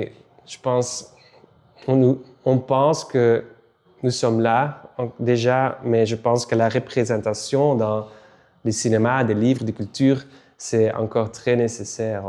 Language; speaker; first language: French; non-native, local second language; Dutch